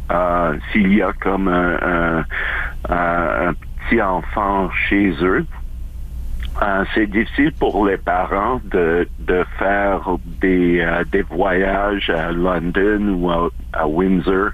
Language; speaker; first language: French; non-native, local second language; English